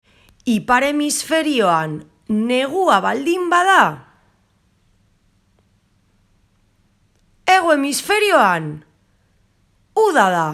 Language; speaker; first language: Basque; non-native, local second language; Spanish